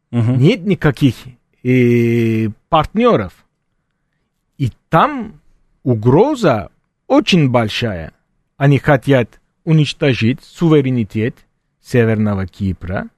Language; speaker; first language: Russian; non-native, fluent; Turkish